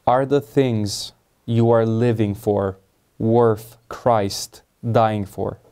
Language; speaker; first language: English; non-native, fluent; Romanian